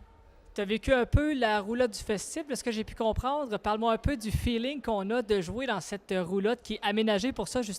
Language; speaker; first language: French; native; French